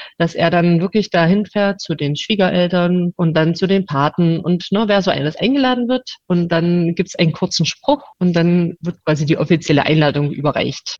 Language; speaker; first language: German; non-native, local second language; Upper Sorbian